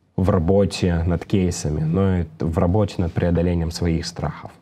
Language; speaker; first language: Russian; native; Russian